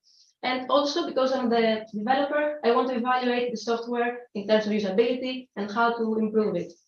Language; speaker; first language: English; non-native, fluent; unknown